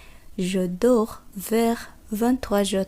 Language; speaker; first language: French; non-native, fluent; Bangla